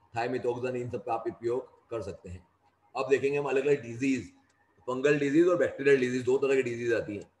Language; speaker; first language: Hindi; non-native, local second language; Gujarati